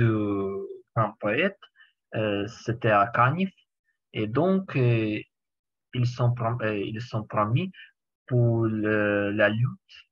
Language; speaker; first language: French; non-native, learner; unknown